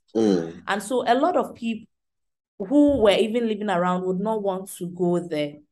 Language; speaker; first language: English; non-native, local second language; Akan